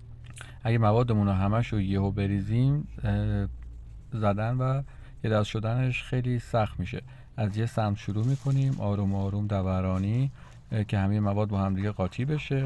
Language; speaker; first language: Persian; native; Persian